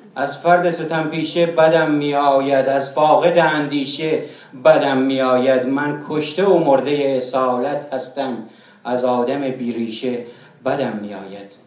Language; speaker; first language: Persian; non-native, local second language; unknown